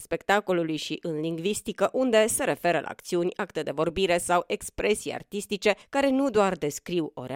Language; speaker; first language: Romanian; native; Romanian